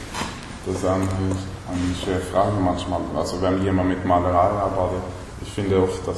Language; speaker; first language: German; non-native, learner; Swedish